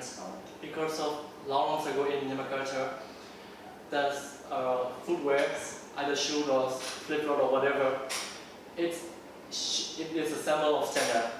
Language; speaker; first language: English; non-native, learner; Burmese